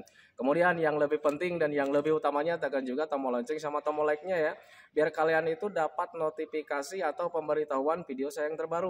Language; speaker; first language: Indonesian; native; Indonesian